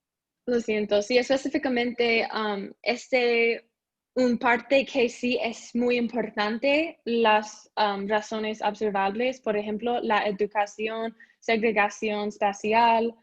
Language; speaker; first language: Spanish; non-native, learner; English